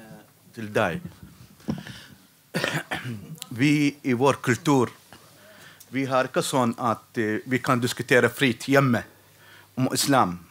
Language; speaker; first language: Norwegian; non-native, fluent; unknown